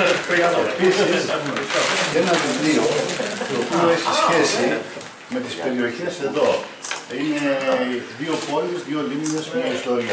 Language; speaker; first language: Greek; native; Greek